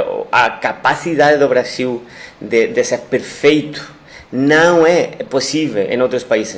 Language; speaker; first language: Portuguese; non-native, fluent; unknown